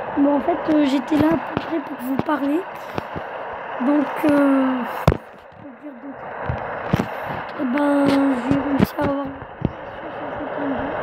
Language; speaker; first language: French; native; French